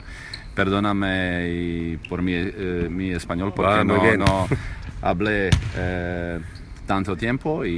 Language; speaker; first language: Spanish; non-native, learner; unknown